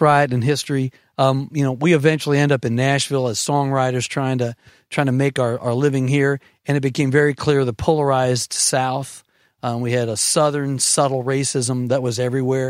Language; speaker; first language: English; native; English